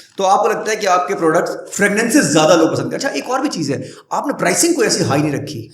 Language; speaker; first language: Urdu; native; Urdu